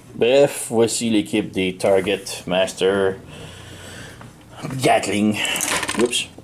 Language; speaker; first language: French; native; French